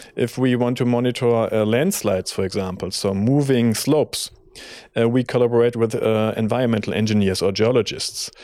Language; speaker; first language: English; non-native, fluent; German